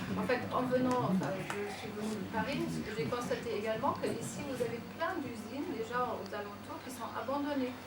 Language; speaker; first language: French; non-native, fluent; German